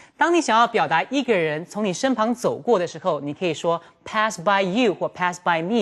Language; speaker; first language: Chinese; native; Chinese